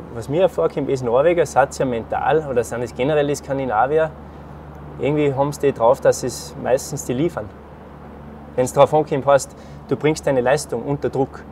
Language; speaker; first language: German; native; German